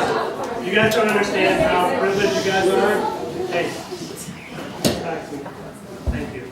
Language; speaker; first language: English; native; English